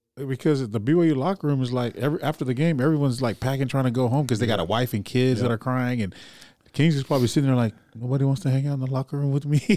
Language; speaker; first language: English; native; English